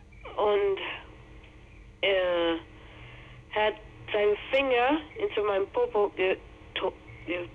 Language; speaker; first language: German; non-native, learner; Spanish